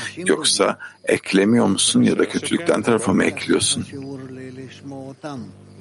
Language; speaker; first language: Turkish; native; Turkish